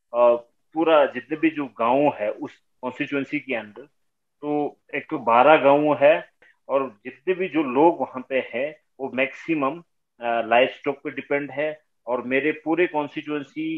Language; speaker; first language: Hindi; native; Hindi